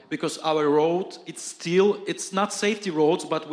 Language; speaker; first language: English; non-native, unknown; Ukrainian